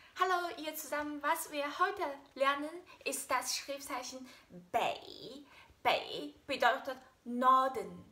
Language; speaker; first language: German; non-native, fluent; Chinese